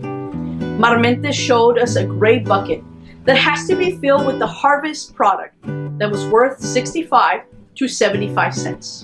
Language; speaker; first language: English; non-native, local second language; Spanish